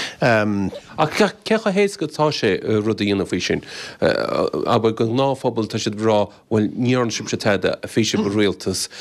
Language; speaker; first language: Irish; native; Irish